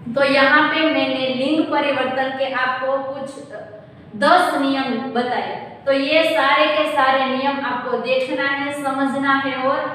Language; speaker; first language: Hindi; non-native, local second language; Gujarati